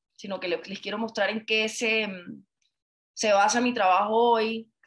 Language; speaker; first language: Spanish; native; Spanish